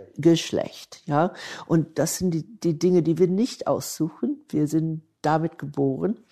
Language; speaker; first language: German; non-native, fluent; English